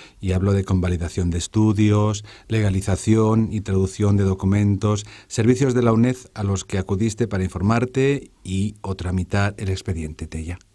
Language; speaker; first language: Spanish; native; Spanish